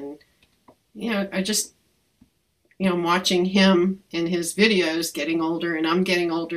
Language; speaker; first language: English; native; English